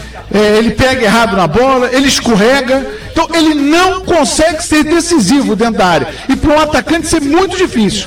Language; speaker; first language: Portuguese; native; Portuguese